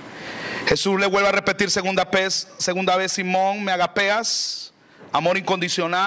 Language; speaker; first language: Spanish; native; Spanish